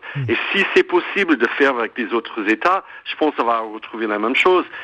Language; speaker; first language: French; non-native, fluent; English